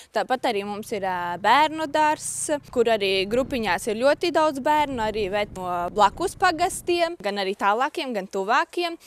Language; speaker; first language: Latvian; native; Latvian